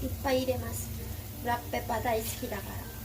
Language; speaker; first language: Japanese; non-native, fluent; Filipino